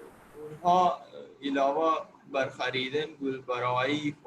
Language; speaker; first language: Persian; non-native, learner; Urdu